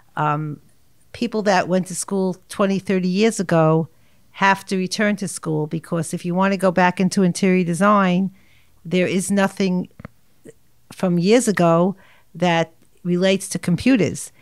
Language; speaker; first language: English; native; English